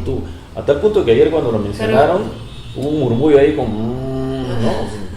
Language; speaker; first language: Spanish; native; Spanish